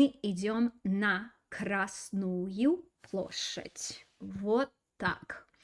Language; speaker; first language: Russian; non-native, fluent; English